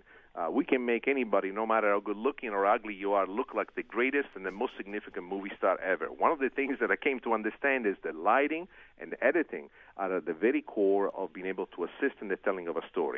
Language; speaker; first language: English; non-native, fluent; Italian